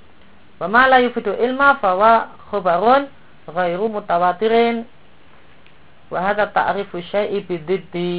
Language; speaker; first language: Arabic; non-native, fluent; Indonesian